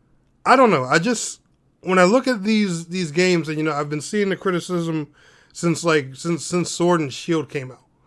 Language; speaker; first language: English; native; English